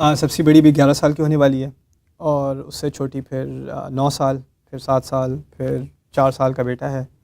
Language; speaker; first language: Urdu; early bilingual, heritage; Urdu